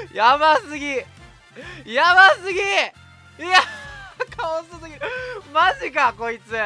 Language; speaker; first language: Japanese; native; Japanese